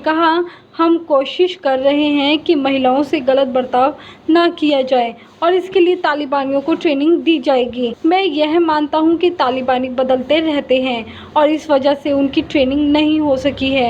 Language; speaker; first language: Hindi; native; Hindi